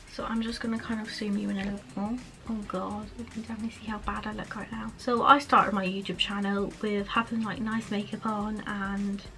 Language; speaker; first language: English; native; English